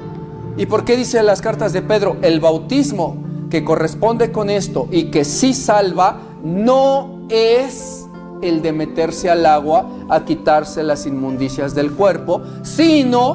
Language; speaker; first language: Spanish; native; Spanish